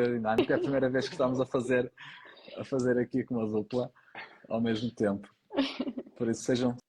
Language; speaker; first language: Portuguese; native; Portuguese